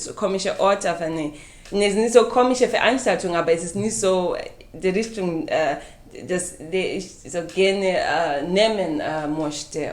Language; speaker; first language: German; non-native, fluent; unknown